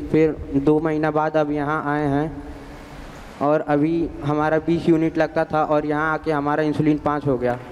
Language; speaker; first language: Hindi; native; Hindi